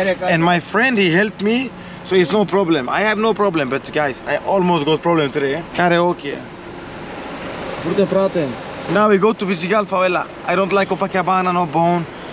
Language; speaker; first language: English; non-native, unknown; Swedish